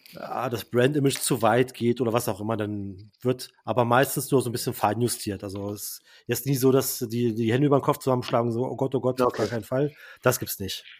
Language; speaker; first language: German; native; German